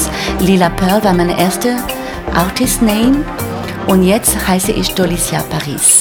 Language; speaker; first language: German; non-native, fluent; French